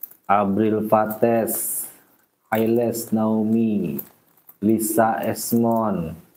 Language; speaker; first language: English; non-native, learner; Indonesian